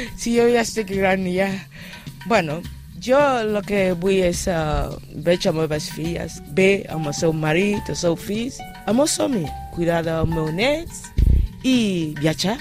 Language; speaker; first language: Catalan; non-native, fluent; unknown